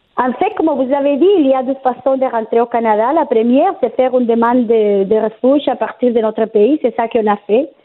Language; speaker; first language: French; non-native, fluent; Spanish